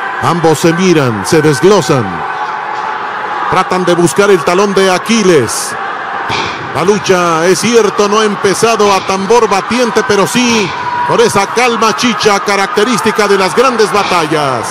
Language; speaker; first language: Spanish; native; Spanish